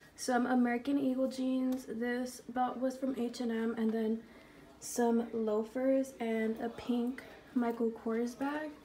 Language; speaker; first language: English; early bilingual, other home language; Spanish